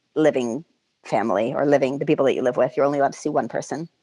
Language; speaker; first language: English; native; English